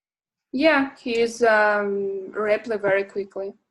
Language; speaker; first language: English; non-native, learner; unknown